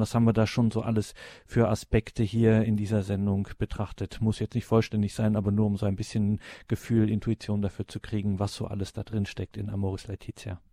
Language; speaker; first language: German; native; German